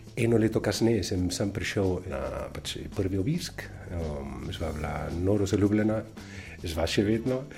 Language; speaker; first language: Slovenian; non-native, fluent; Spanish